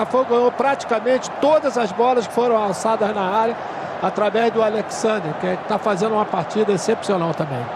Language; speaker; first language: Portuguese; native; Portuguese